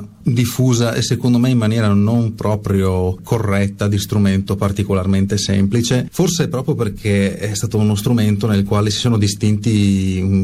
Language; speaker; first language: Italian; native; Italian